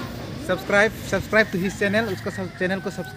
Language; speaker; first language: Hindi; non-native, local second language; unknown